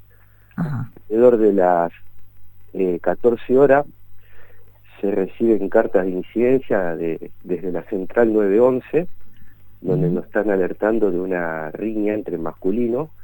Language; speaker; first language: Spanish; native; Spanish